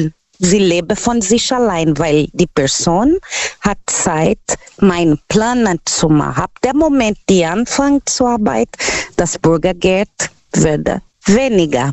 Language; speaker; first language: German; non-native, learner; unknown